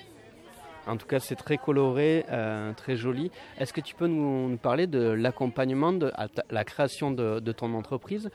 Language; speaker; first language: French; native; French